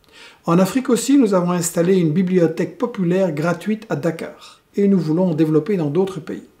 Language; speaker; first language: French; native; French